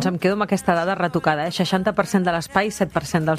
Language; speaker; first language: Catalan; native; Catalan